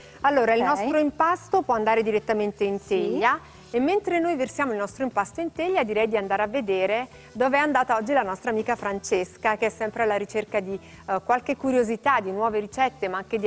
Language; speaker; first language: Italian; native; Italian